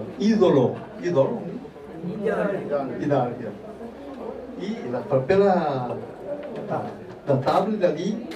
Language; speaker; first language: French; non-native, fluent; Spanish